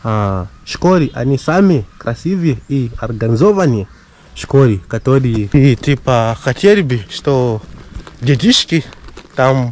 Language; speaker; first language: Russian; non-native, fluent; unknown